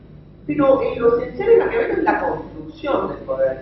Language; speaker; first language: Spanish; native; Spanish